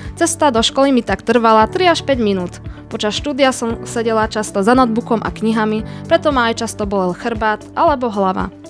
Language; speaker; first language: Slovak; non-native, local second language; Hungarian